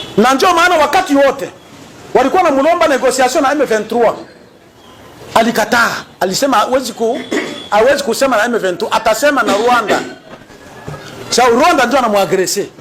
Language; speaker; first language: Swahili; native; Swahili